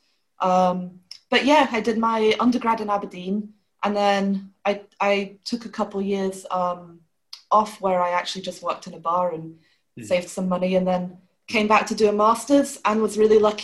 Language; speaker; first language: English; native; English